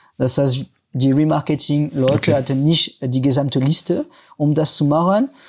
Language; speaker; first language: German; non-native, fluent; French